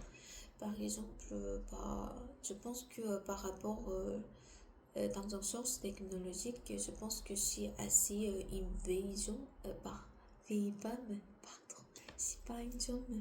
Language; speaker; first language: French; non-native, learner; Korean